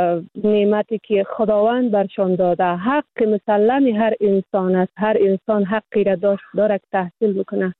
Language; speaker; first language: Persian; native; Persian